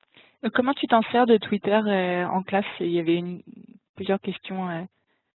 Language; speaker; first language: French; native; French